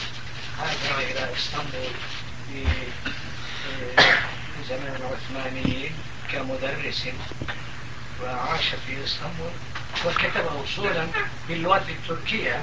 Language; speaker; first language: Arabic; non-native, fluent; Turkish